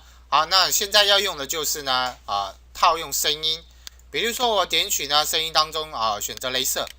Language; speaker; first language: Chinese; native; Chinese